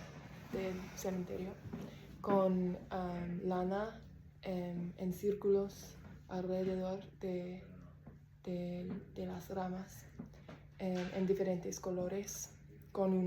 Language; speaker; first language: Spanish; non-native, learner; English